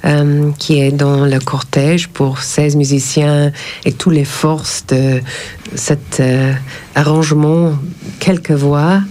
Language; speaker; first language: French; non-native, fluent; English